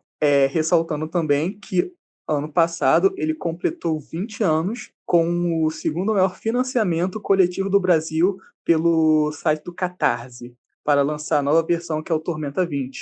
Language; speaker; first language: Portuguese; native; Portuguese